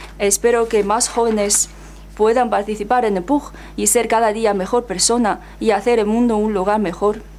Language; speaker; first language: Spanish; non-native, fluent; Chinese